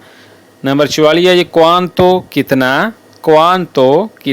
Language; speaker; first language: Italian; non-native, fluent; Urdu